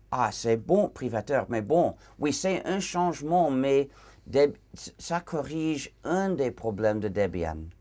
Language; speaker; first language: French; non-native, fluent; English